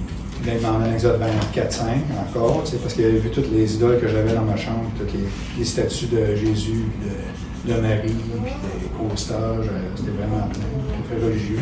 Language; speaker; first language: French; native; French